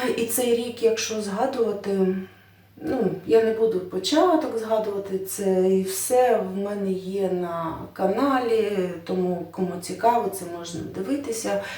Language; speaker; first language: Ukrainian; non-native, local second language; Russian